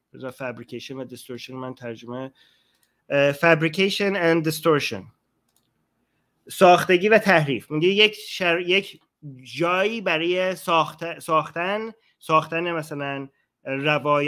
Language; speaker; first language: Persian; native; Persian